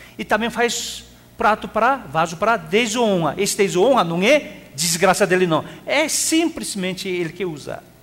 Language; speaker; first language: Portuguese; non-native, fluent; Korean